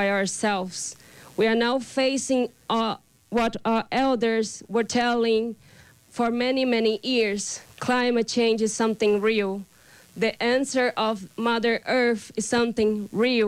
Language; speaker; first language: English; non-native, fluent; Portuguese